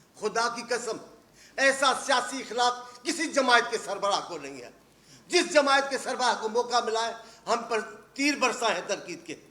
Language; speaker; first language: Urdu; non-native, local second language; Sindhi